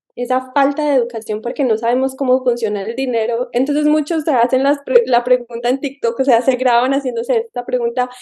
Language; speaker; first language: Spanish; early bilingual, heritage; Spanish